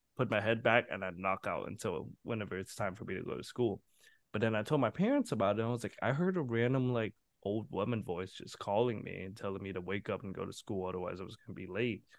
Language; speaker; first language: English; early bilingual, other home language; Vietnamese